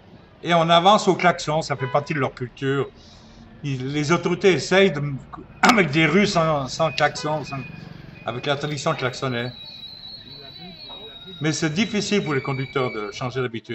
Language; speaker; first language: French; native; French